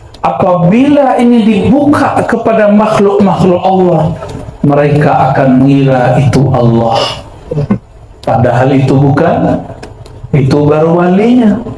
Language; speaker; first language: Malay; non-native, local second language; Minangkabau